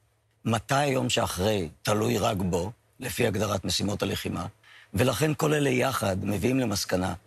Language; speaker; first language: Hebrew; native; Hebrew